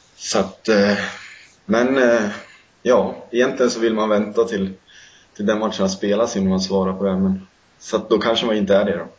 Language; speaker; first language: Swedish; native; Swedish